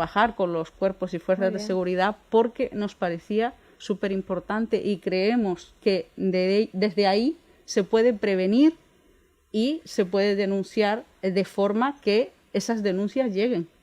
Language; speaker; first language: Spanish; native; Spanish